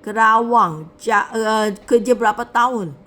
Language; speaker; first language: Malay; non-native, local second language; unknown